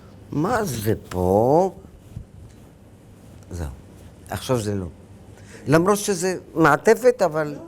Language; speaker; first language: Hebrew; early bilingual, other home language; Arabic